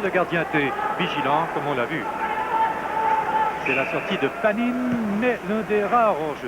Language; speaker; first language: French; native; French